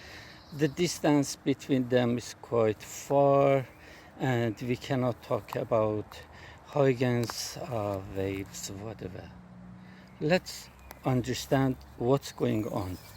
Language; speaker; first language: English; non-native, fluent; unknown